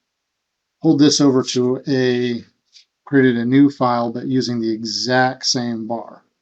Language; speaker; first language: English; native; English